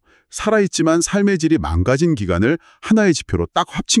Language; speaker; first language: Korean; native; Korean